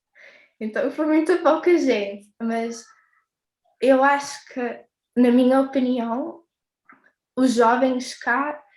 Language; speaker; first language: Portuguese; early bilingual, heritage; English